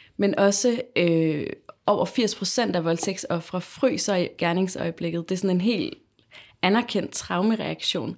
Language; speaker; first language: Danish; native; Danish